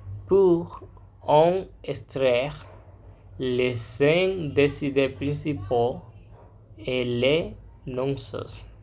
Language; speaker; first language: French; non-native, learner; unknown